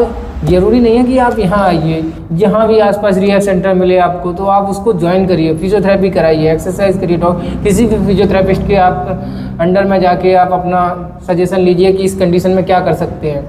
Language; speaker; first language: Hindi; native; Hindi